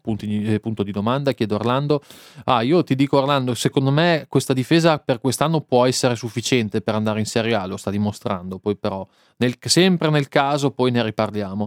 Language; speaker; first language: Italian; native; Italian